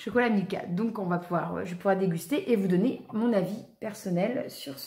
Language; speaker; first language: French; native; French